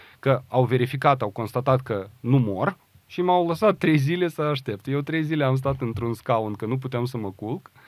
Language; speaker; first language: Romanian; non-native, local second language; Russian